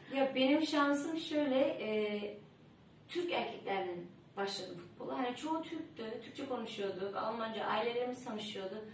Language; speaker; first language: Turkish; early bilingual, heritage; Turkish